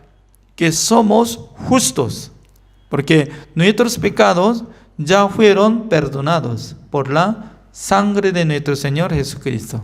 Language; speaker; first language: Spanish; non-native, fluent; Korean